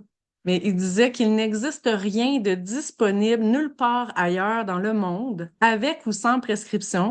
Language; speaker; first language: French; native; French